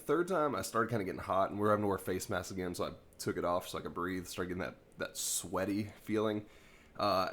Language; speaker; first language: English; native; English